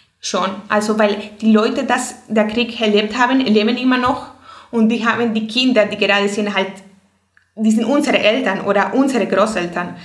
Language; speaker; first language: German; non-native, fluent; Spanish